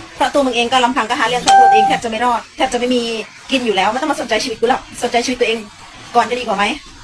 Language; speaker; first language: Thai; non-native, fluent; Khmer